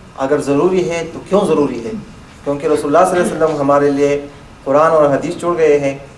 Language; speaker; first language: Urdu; non-native, local second language; Pashto